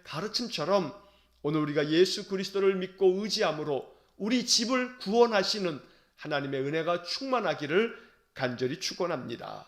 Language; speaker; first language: Korean; native; Korean